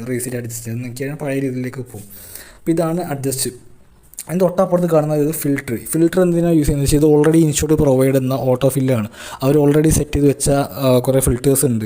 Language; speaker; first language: Malayalam; native; Malayalam